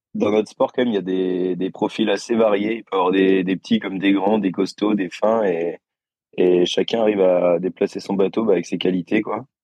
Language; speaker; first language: French; native; French